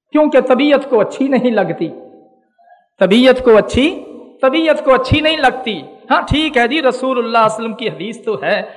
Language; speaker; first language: Urdu; non-native, local second language; Punjabi